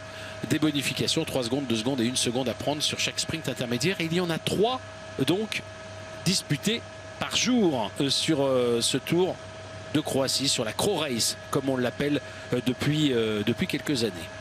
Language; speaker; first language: French; native; French